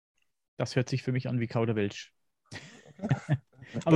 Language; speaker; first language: German; native; German